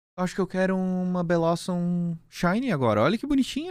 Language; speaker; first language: Portuguese; native; Portuguese